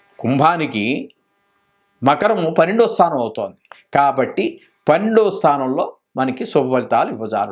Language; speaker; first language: Telugu; native; Telugu